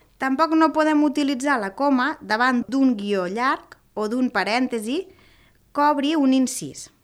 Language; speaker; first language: Catalan; native; Catalan